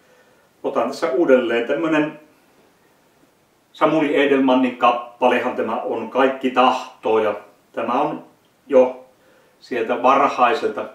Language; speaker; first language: Finnish; native; Finnish